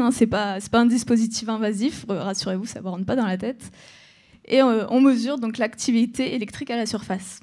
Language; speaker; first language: French; native; French